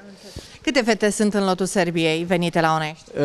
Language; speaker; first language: Romanian; native; Romanian